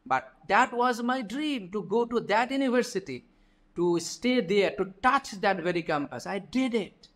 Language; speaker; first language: English; non-native, local second language; Bangla